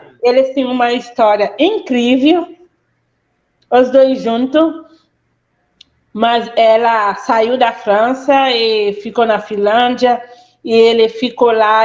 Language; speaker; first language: Portuguese; non-native, fluent; Haitian Creole